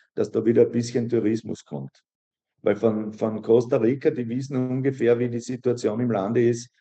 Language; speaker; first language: German; native; German